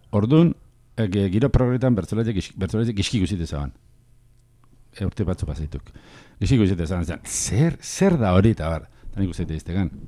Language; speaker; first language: Basque; native; Basque